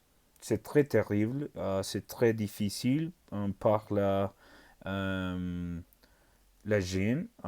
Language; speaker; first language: French; non-native, learner; Spanish